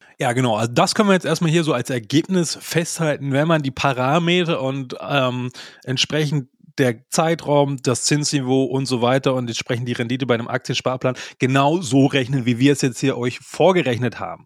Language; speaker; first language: German; native; German